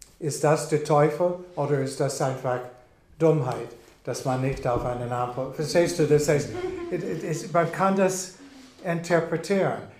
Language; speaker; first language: German; non-native, fluent; English